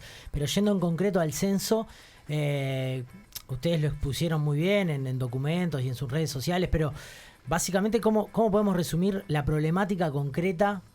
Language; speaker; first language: Spanish; native; Spanish